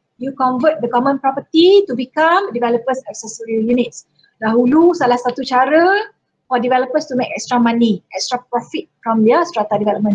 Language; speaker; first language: English; non-native, local second language; Malay